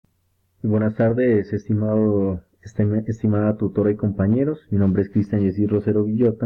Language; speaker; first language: Spanish; native; Spanish